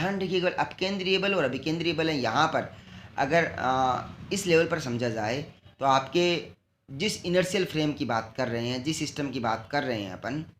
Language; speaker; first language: Hindi; native; Hindi